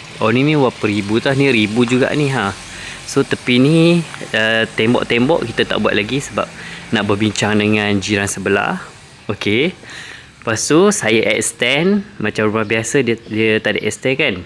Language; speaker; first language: Malay; native; Malay